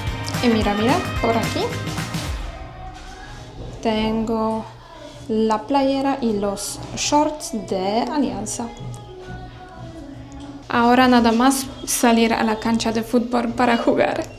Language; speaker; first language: Spanish; non-native, fluent; Polish